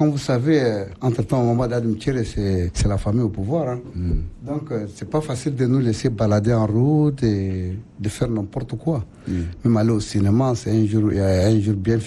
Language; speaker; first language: French; non-native, local second language; Arabic